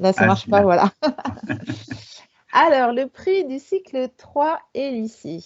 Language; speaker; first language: French; native; French